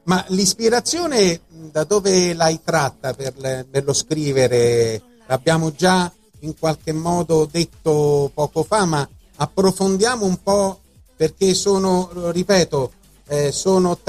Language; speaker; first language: Italian; native; Italian